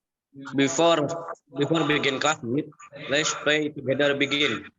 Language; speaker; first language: English; non-native, learner; Indonesian